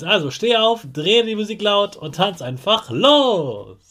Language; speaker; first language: German; native; German